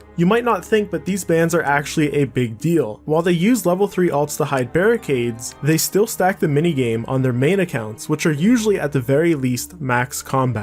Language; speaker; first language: English; native; English